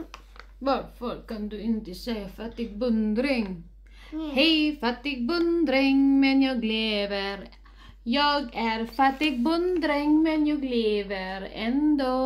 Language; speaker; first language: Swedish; non-native, learner; Filipino